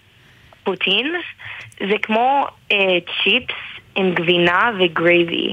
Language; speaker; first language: Hebrew; non-native, learner; English